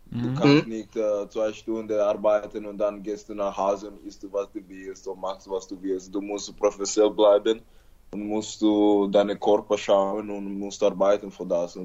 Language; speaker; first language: German; non-native, learner; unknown